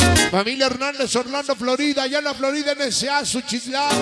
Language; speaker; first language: Spanish; native; Spanish